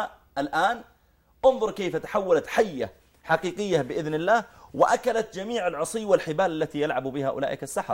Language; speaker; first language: Arabic; native; Arabic